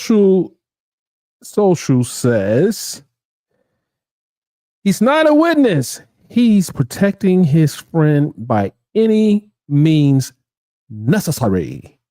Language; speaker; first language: English; native; English